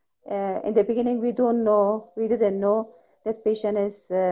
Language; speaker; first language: English; non-native, learner; Persian